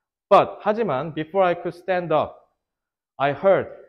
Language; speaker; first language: English; non-native, fluent; Korean